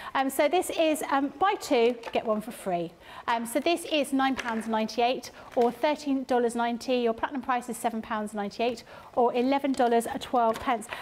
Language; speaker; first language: English; native; English